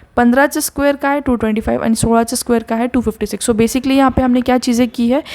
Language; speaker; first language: Hindi; non-native, local second language; Marathi